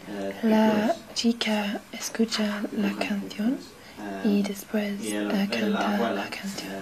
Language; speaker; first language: Spanish; non-native, learner; English